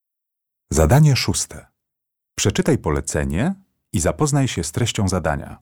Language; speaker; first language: Russian; non-native, learner; Polish